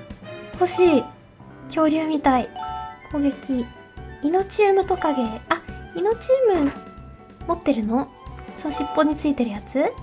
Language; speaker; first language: Japanese; native; Japanese